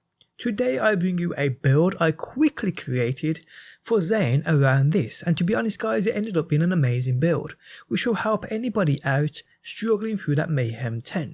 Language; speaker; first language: English; native; English